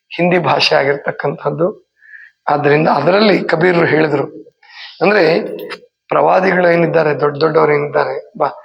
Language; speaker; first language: Kannada; native; Kannada